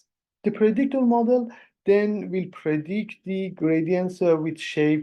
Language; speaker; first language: English; non-native, fluent; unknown